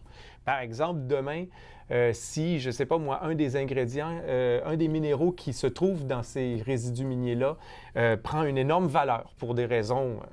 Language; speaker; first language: French; native; French